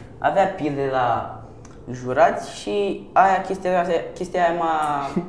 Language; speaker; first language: Romanian; early bilingual, other home language; Persian